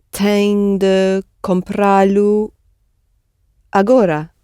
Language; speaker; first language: Portuguese; non-native, learner; English